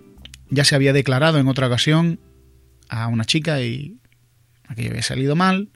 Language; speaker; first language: Spanish; native; Spanish